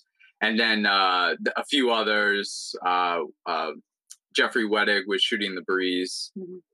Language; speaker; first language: English; native; English